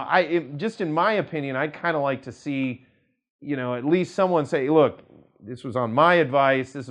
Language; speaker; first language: English; native; English